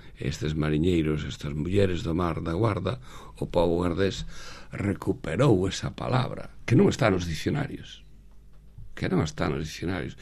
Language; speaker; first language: Galician; native; Galician